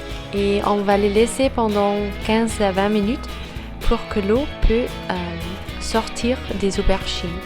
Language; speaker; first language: French; non-native, fluent; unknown